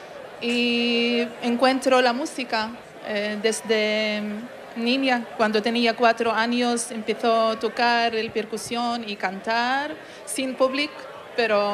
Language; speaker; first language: Spanish; non-native, learner; Arabic